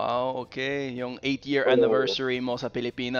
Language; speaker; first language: Filipino; non-native, fluent; English